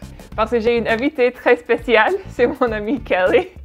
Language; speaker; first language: French; non-native, fluent; English